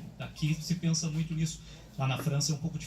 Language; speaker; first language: Portuguese; native; Portuguese